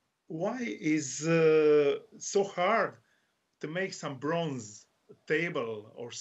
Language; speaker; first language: English; non-native, learner; Croatian